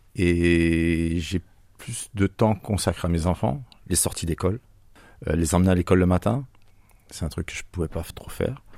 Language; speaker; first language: French; native; French